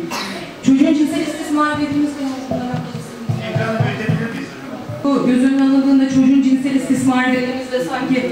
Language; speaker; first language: Turkish; native; Turkish